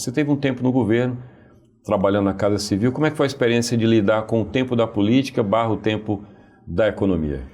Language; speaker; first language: Portuguese; native; Portuguese